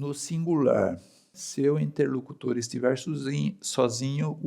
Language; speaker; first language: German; non-native, fluent; Portuguese